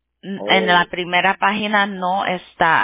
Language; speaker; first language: Spanish; early bilingual, heritage; Spanish